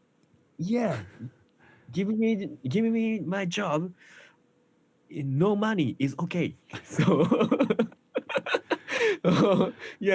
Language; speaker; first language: English; non-native, learner; Japanese